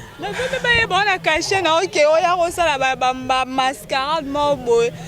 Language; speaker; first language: Lingala; non-native, local second language; Kituba (Democratic Republic of Congo)